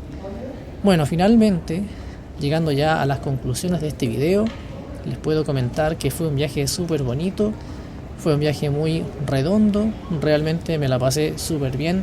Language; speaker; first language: Spanish; native; Spanish